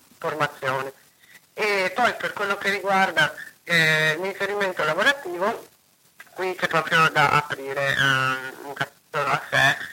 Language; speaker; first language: Italian; native; Italian